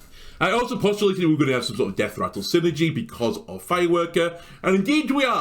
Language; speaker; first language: English; native; English